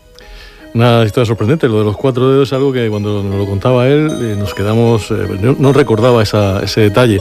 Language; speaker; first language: Spanish; native; Spanish